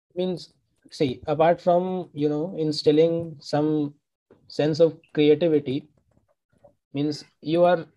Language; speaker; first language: English; non-native, local second language; Hindi